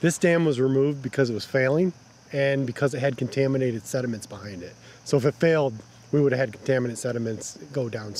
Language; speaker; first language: English; native; English